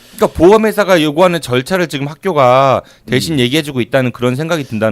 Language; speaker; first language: Korean; native; Korean